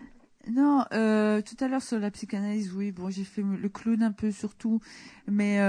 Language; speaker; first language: French; native; French